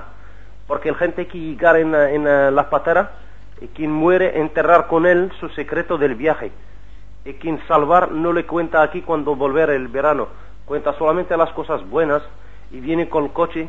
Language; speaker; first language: Spanish; non-native, learner; Arabic